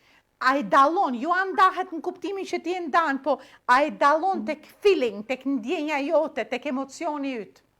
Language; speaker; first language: Albanian; native; Albanian